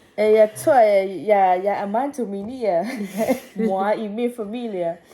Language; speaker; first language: Danish; non-native, learner; Burmese